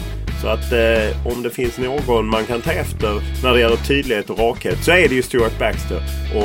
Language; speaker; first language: Swedish; native; Swedish